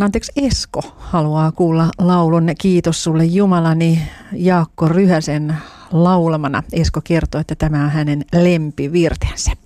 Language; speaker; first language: Finnish; native; Finnish